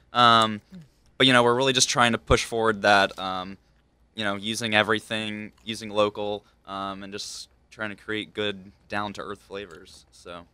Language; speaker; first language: English; native; English